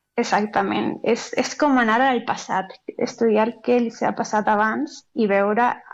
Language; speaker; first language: Catalan; non-native, local second language; Spanish